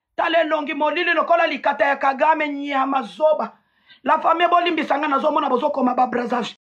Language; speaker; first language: Lingala; non-native, local second language; Swahili